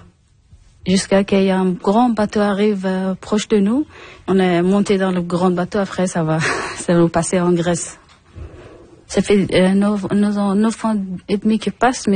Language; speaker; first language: French; non-native, learner; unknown